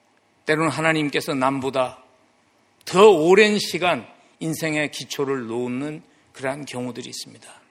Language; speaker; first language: Korean; native; Korean